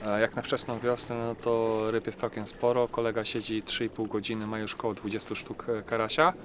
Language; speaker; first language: Polish; non-native, fluent; Serbian